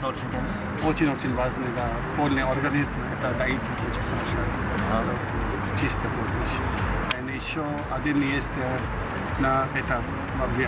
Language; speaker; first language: Russian; non-native, learner; Hindi